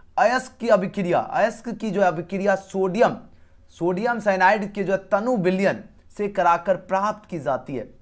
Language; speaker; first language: Hindi; native; Hindi